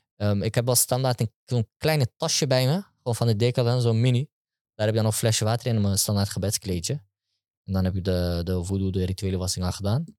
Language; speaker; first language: Dutch; early bilingual, other home language; Turkish